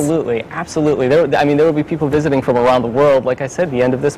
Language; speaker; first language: English; native; English